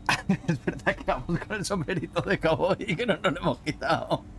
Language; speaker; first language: Spanish; native; Spanish